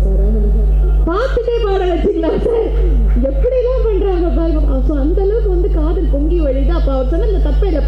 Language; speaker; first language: Tamil; native; Tamil